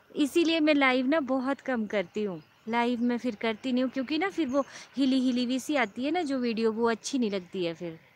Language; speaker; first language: Hindi; native; Hindi